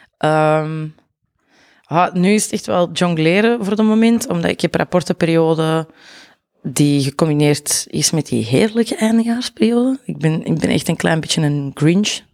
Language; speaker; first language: Dutch; native; Dutch